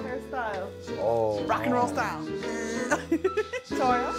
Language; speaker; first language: Korean; non-native, learner; English